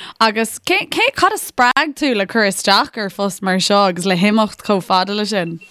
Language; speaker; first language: Irish; non-native, local second language; English